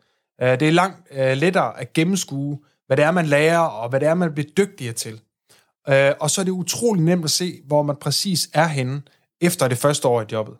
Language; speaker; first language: Danish; native; Danish